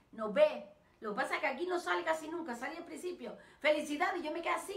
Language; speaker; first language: Spanish; native; Spanish